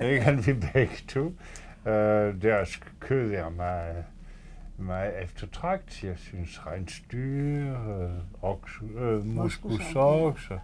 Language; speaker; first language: Danish; non-native, fluent; French